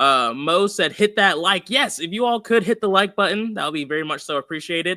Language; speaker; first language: English; native; English